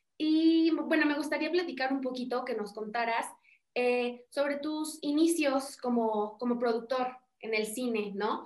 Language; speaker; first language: Spanish; native; Spanish